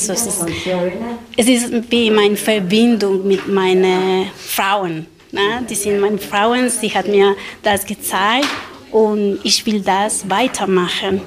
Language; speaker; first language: German; non-native, learner; Spanish